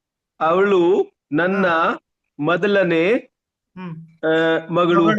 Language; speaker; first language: Kannada; non-native, learner; Hindi